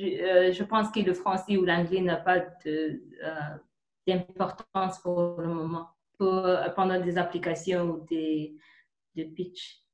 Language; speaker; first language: French; non-native, fluent; Kinyarwanda